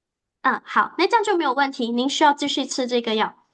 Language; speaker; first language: Chinese; native; Chinese